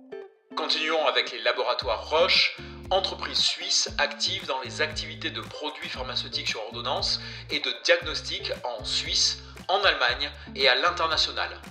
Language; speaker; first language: French; native; French